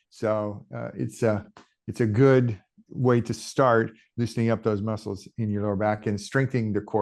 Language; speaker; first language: English; native; English